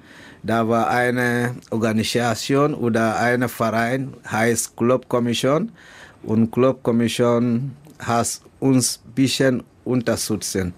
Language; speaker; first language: German; non-native, learner; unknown